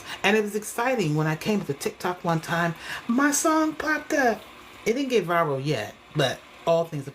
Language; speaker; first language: English; native; English